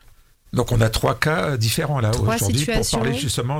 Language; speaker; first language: French; native; French